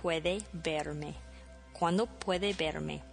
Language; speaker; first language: Spanish; non-native, fluent; English